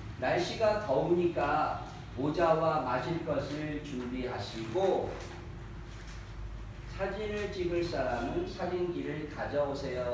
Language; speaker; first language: Korean; non-native, fluent; Vietnamese